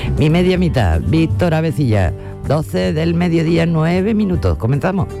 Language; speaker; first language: Spanish; native; Spanish